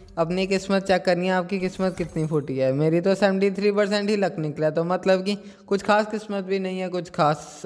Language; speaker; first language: Hindi; native; Hindi